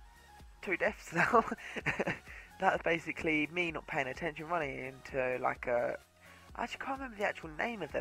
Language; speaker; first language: English; native; English